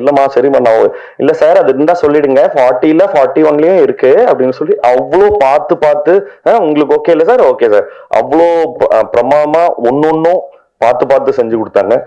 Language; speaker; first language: Tamil; native; Tamil